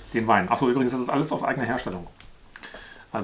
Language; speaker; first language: German; native; German